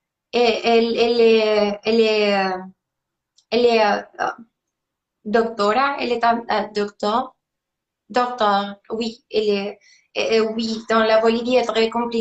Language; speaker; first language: French; non-native, learner; Spanish